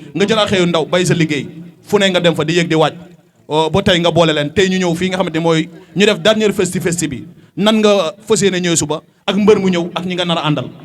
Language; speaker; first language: Wolof; native; Wolof